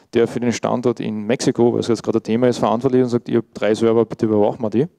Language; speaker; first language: German; native; German